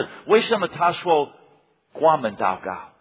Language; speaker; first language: Chinese; non-native, fluent; English